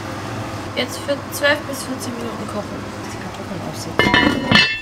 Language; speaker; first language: German; native; German